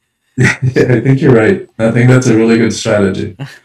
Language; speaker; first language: English; early bilingual, other home language; Spanish